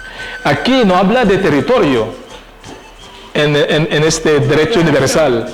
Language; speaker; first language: Spanish; non-native, fluent; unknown